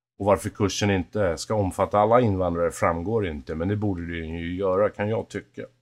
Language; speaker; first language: Swedish; native; Swedish